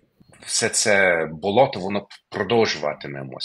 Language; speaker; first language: Ukrainian; non-native, fluent; English